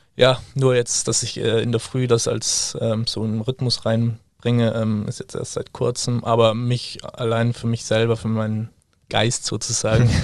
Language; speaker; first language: German; native; German